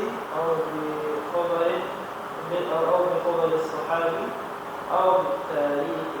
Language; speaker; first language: Arabic; non-native, learner; Indonesian